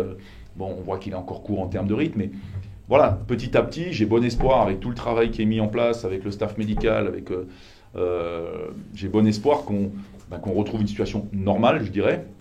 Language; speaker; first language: French; native; French